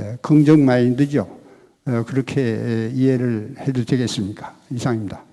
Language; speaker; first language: Korean; native; Korean